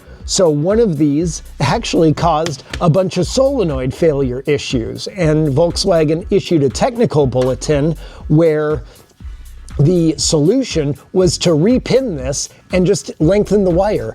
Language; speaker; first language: English; native; English